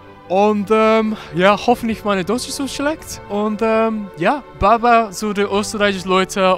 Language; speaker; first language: German; non-native, learner; English